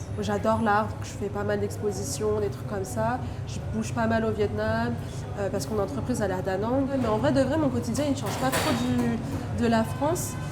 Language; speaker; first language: French; early bilingual, other home language; Vietnamese